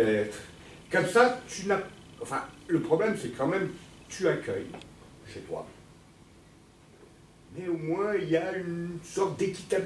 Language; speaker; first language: French; native; French